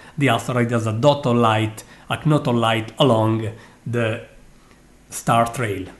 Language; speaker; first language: English; non-native, fluent; Italian